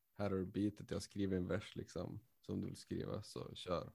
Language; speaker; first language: Swedish; native; Swedish